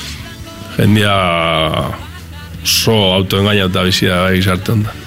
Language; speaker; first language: Basque; native; Basque